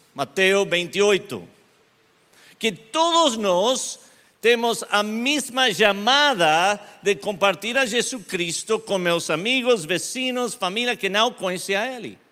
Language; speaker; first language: Portuguese; non-native, learner; Spanish